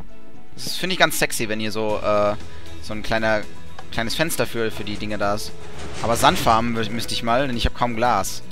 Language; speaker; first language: German; native; German